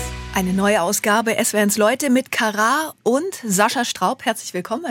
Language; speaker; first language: German; native; German